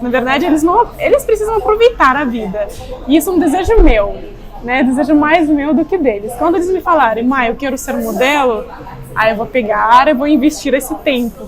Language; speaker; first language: Portuguese; non-native, fluent; Russian